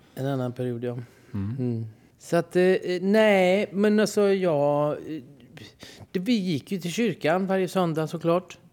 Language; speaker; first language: Swedish; native; Swedish